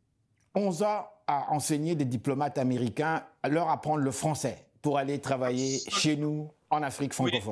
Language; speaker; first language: French; non-native, local second language; Lingala